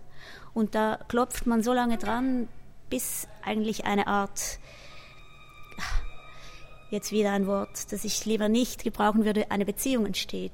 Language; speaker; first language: German; native; German